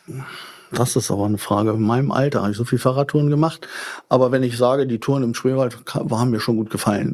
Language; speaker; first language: German; native; German